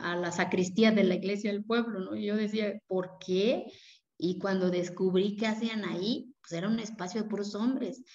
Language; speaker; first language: Spanish; non-native, local second language; Zapotec